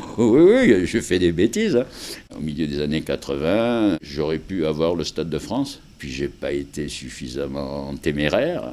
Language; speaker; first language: French; native; French